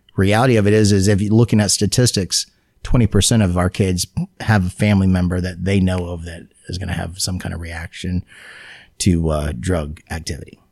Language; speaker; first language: English; native; English